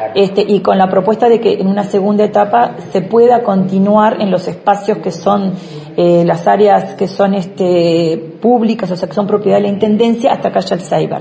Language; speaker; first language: Spanish; native; Spanish